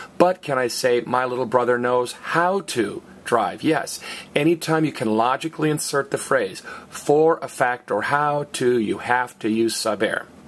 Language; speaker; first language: English; native; English